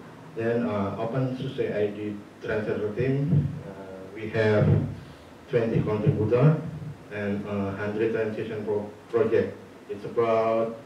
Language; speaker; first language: English; non-native, learner; Indonesian